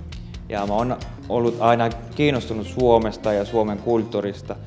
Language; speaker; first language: Finnish; non-native, fluent; Spanish